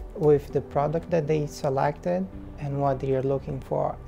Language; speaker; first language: English; non-native, fluent; Portuguese